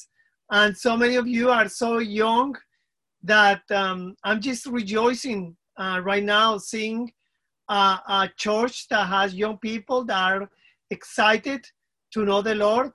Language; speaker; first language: English; non-native, fluent; Spanish